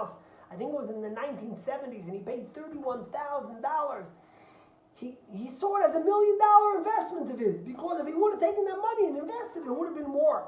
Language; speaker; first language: English; native; English